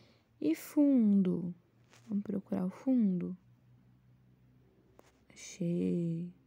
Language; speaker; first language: Portuguese; native; Portuguese